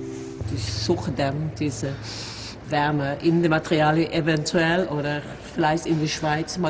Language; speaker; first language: German; non-native, fluent; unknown